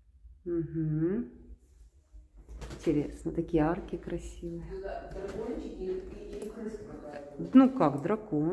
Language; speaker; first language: Russian; native; Russian